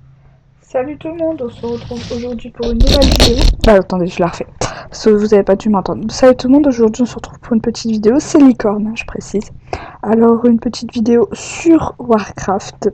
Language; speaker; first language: French; native; French